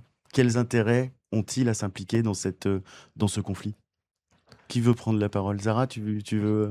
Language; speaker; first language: French; native; French